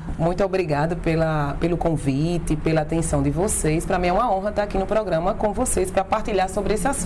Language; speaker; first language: Portuguese; native; Portuguese